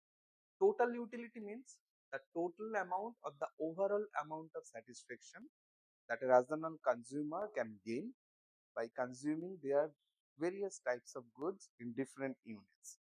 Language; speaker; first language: English; non-native, local second language; Bangla